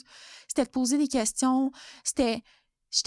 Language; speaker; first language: French; native; French